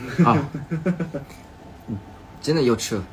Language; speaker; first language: Chinese; non-native, learner; English